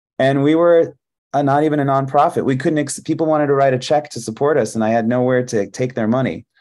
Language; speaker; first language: English; early bilingual, other home language; Hebrew